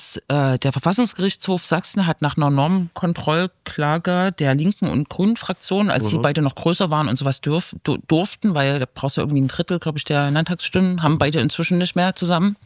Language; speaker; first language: German; native; German